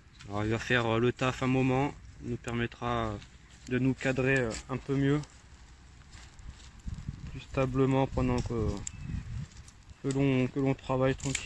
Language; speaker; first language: French; native; French